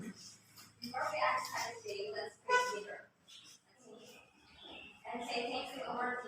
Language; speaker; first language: English; non-native, learner; Indonesian